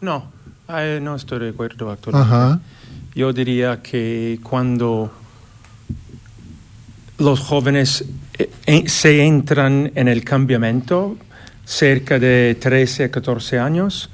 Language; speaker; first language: Spanish; non-native, fluent; English